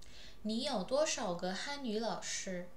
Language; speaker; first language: Chinese; non-native, fluent; Indonesian